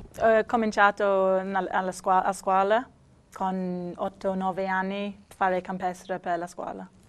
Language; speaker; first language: Italian; non-native, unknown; English